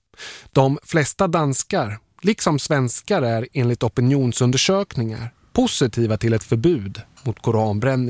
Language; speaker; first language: Swedish; native; Swedish